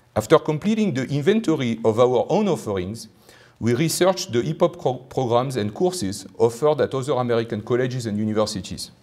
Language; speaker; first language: English; non-native, fluent; French